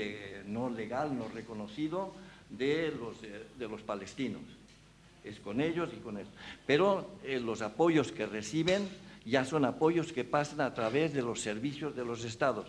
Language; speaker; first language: Spanish; native; Spanish